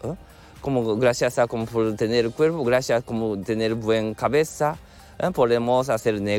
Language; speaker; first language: Spanish; non-native, learner; Japanese